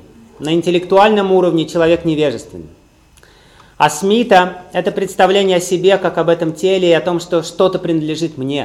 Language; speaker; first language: Russian; native; Russian